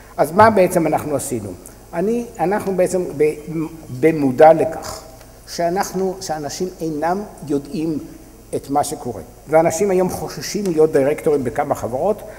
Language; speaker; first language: Hebrew; native; Hebrew